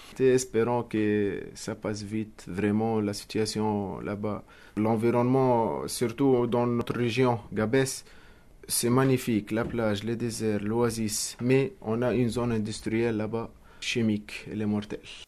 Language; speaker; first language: French; non-native, local second language; Arabic